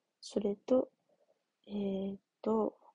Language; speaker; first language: Japanese; non-native, learner; English